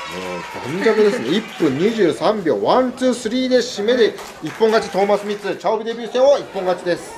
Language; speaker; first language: Japanese; native; Japanese